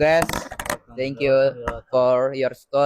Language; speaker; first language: English; non-native, learner; Indonesian